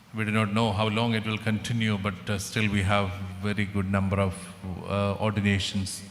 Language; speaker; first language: English; non-native, local second language; Malayalam